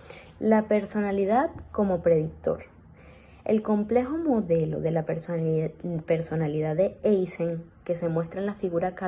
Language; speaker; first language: Spanish; native; Spanish